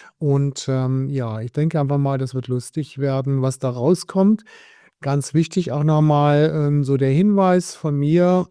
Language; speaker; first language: German; native; German